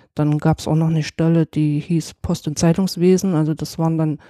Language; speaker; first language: German; native; German